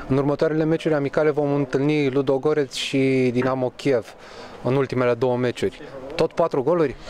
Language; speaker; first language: Romanian; native; Romanian